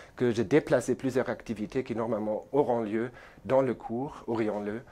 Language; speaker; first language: French; non-native, fluent; German